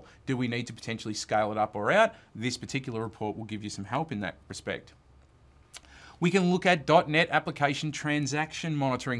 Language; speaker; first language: English; native; English